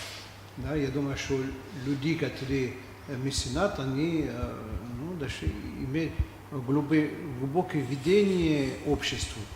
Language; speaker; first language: Russian; non-native, learner; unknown